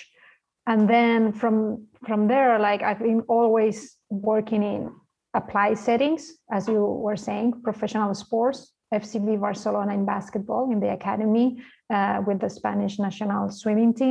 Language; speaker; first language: English; non-native, fluent; Spanish